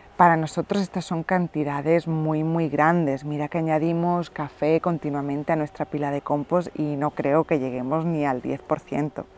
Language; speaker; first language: Spanish; native; Spanish